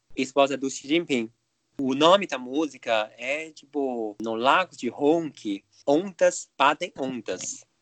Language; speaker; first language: Portuguese; non-native, fluent; Chinese